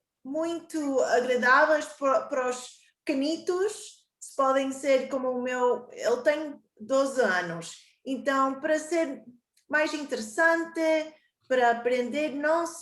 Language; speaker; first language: Portuguese; early bilingual, heritage; Portuguese